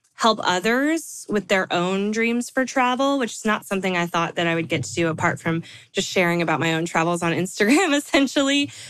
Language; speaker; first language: English; native; English